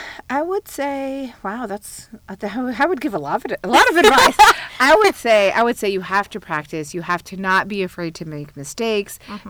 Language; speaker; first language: English; early bilingual, other home language; Arabic